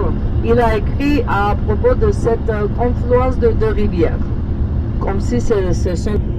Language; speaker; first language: French; non-native, fluent; Georgian